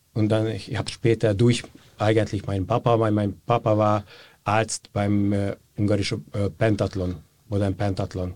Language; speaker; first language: German; non-native, fluent; Hungarian